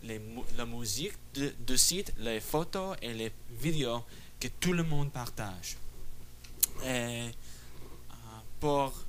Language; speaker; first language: French; non-native, fluent; English